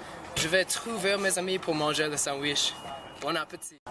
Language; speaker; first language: French; non-native, learner; English